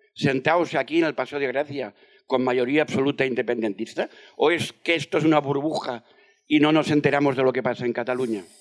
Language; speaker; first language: Spanish; non-native, fluent; French